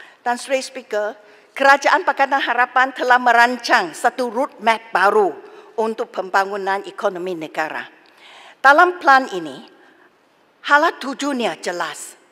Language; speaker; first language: Malay; non-native, local second language; Chinese